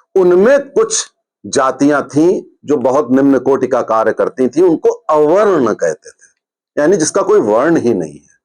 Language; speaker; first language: Hindi; native; Hindi